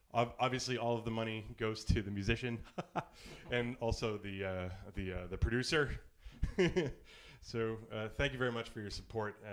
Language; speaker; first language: English; native; English